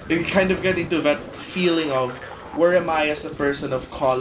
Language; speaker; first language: English; non-native, local second language; Bikol